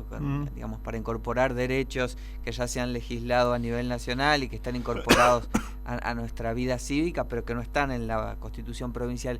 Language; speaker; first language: Spanish; native; Spanish